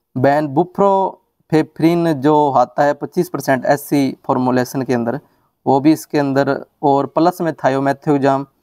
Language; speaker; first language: Hindi; non-native, local second language; Punjabi